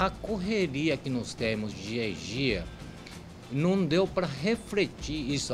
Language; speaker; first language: Portuguese; non-native, fluent; Japanese